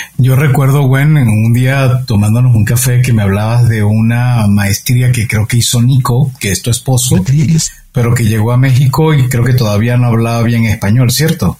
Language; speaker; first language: Spanish; native; Spanish